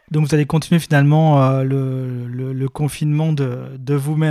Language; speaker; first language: French; native; French